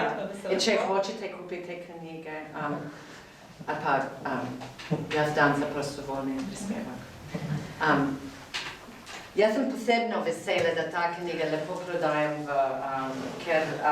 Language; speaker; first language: Slovenian; non-native, fluent; English